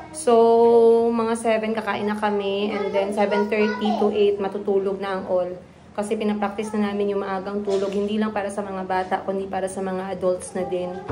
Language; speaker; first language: Filipino; native; Filipino